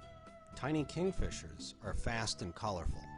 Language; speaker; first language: English; native; English